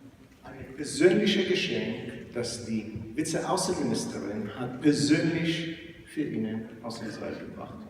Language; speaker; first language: German; non-native, learner; Hebrew